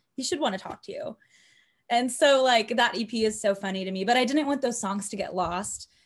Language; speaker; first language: English; native; English